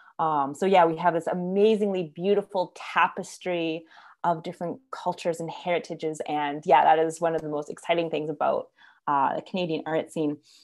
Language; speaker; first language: English; native; English